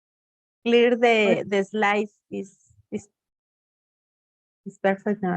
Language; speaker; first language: English; non-native, learner; Spanish